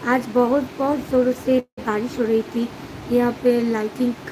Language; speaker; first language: Hindi; non-native, local second language; Bangla